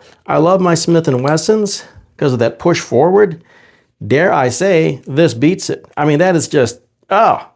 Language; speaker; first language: English; native; English